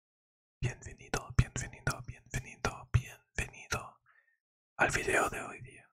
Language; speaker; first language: Spanish; non-native, learner; English